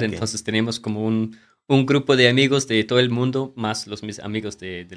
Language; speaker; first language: Spanish; non-native, fluent; English